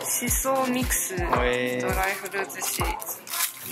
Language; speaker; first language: Japanese; non-native, fluent; Chinese